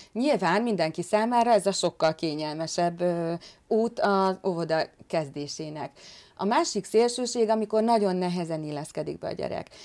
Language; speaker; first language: Hungarian; native; Hungarian